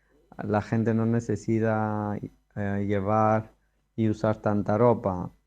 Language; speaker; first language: Spanish; non-native, fluent; Greek